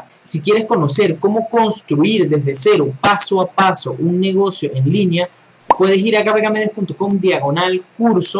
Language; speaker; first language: Spanish; native; Spanish